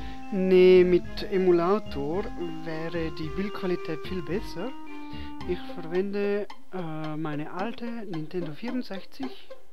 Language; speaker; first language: German; native; German